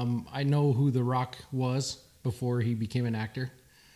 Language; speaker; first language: English; early bilingual, other home language; Swedish